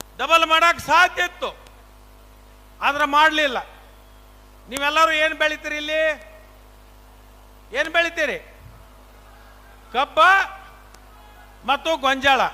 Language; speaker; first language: Kannada; native; Kannada